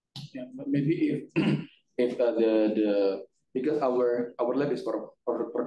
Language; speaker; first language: English; non-native, fluent; Indonesian